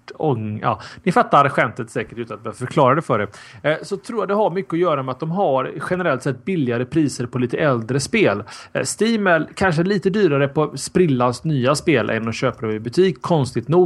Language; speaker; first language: Swedish; native; Swedish